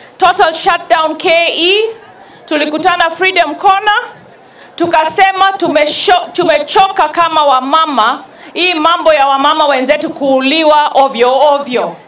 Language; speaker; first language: Swahili; native; Swahili